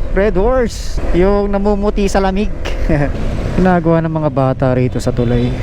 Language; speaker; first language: Filipino; native; Filipino